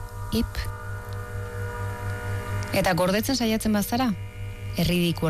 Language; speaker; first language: Basque; native; Basque